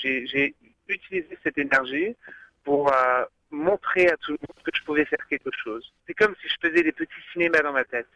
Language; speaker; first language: French; early bilingual, other home language; English